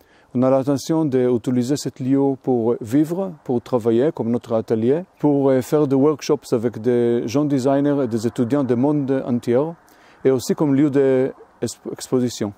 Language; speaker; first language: French; non-native, fluent; Hebrew